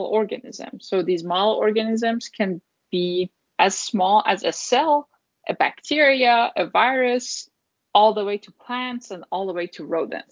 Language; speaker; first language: English; non-native, fluent; Persian